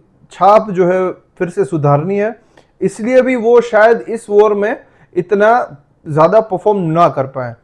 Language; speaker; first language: Hindi; non-native, local second language; Gujarati